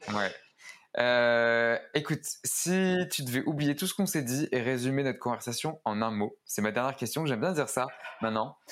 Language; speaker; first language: French; native; French